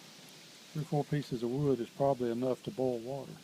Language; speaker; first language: English; native; English